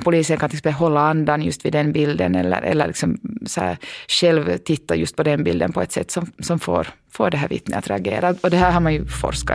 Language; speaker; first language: Swedish; native; Swedish